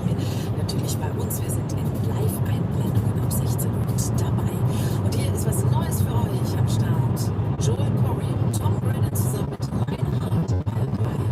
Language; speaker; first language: German; native; German